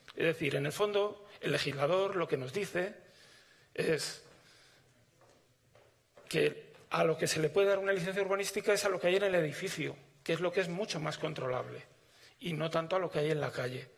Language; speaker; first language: Spanish; native; Spanish